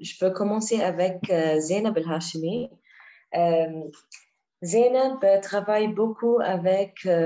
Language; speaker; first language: French; non-native, learner; Arabic